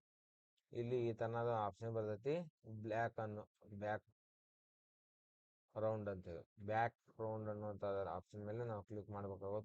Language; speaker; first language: Kannada; native; Kannada